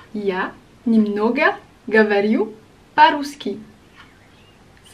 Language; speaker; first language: Russian; non-native, learner; Malagasy